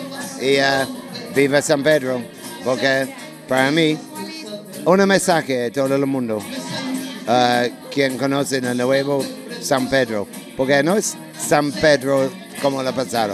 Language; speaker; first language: Spanish; non-native, learner; English